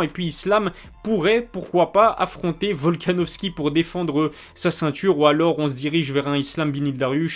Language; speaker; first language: French; native; French